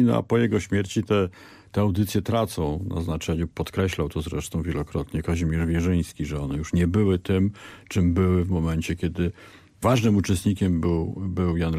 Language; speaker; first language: Polish; native; Polish